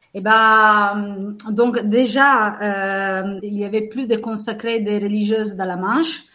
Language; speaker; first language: French; non-native, fluent; Italian